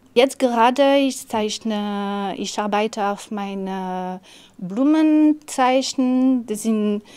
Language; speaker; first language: German; non-native, fluent; French